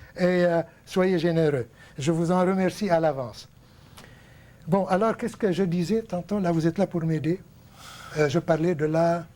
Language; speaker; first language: French; non-native, local second language; Arabic